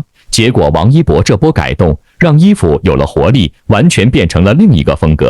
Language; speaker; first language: Chinese; native; Chinese